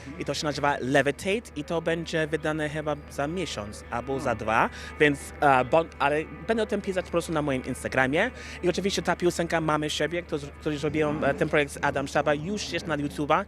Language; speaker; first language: Polish; non-native, fluent; English